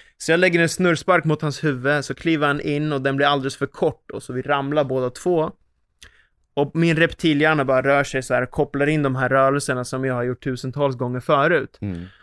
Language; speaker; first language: Swedish; native; Swedish